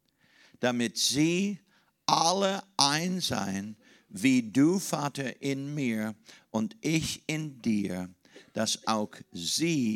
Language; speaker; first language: German; non-native, fluent; English